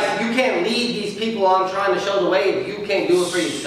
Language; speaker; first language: English; native; English